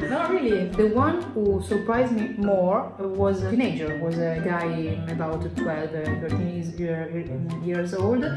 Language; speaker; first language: English; non-native, fluent; Italian